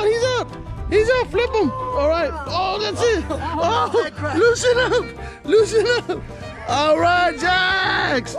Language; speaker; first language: English; native; English